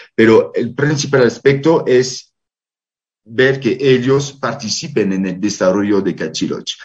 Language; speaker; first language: Spanish; non-native, fluent; French